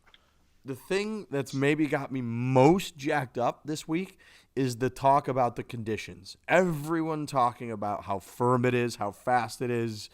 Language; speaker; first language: English; native; English